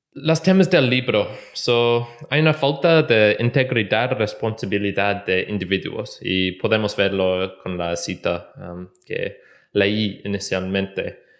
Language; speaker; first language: Spanish; non-native, learner; English